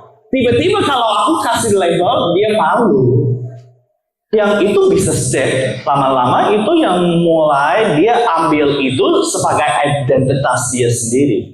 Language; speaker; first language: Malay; non-native, learner; English